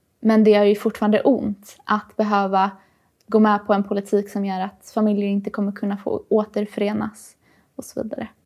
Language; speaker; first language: Swedish; early bilingual, other home language; Persian